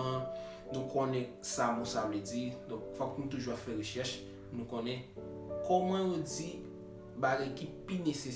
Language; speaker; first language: French; non-native, learner; Haitian Creole